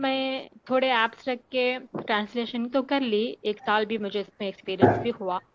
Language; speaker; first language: Hindi; native; Hindi